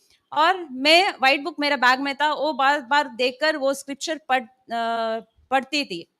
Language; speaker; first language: Hindi; non-native, local second language; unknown